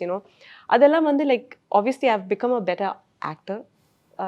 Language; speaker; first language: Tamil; non-native, learner; Malayalam